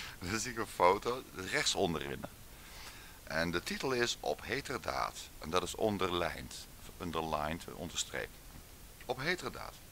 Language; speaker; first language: Dutch; native; Dutch